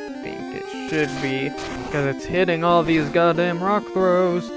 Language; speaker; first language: English; native; English